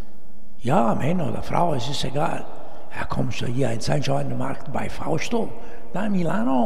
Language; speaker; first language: German; non-native, fluent; Italian